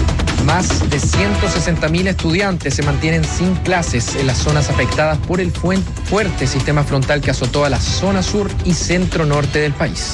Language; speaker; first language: Spanish; native; Spanish